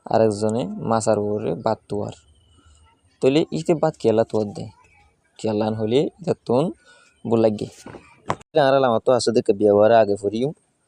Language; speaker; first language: Burmese; non-native, local second language; Rohingya